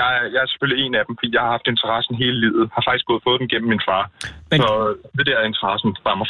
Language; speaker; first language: Danish; native; Danish